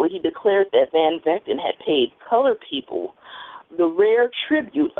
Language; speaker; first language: English; native; English